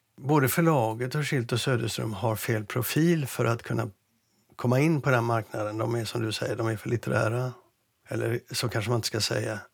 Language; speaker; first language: Swedish; native; Swedish